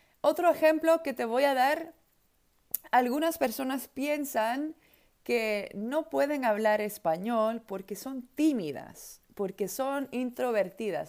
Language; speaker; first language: Spanish; non-native, fluent; Dutch